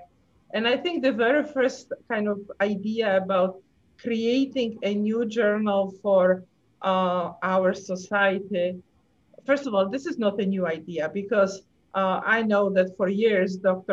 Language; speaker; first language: English; non-native, fluent; Polish